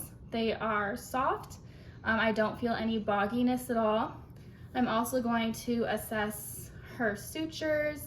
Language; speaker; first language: English; native; English